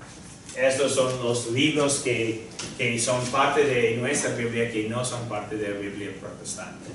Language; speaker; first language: Spanish; non-native, fluent; English